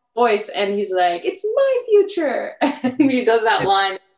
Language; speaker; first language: English; early bilingual, other home language; French